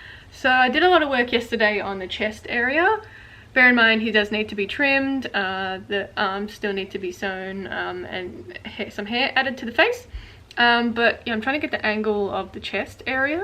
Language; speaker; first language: English; native; English